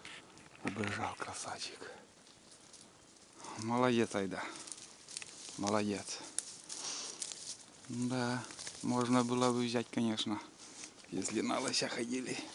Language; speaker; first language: Russian; native; Russian